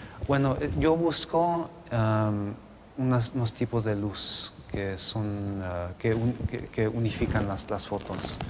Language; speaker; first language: Spanish; non-native, local second language; English